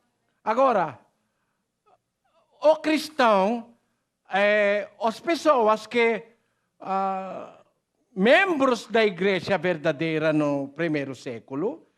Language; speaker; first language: Portuguese; non-native, learner; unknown